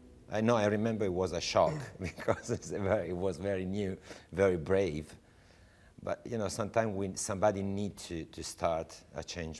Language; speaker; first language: English; non-native, learner; Italian